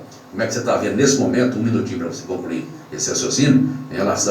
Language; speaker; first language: Portuguese; native; Portuguese